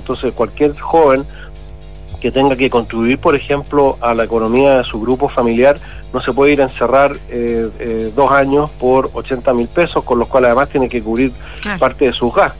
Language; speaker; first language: Spanish; native; Spanish